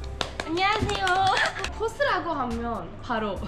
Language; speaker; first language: Korean; non-native, fluent; Turkish